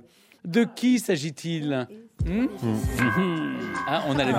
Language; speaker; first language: French; native; French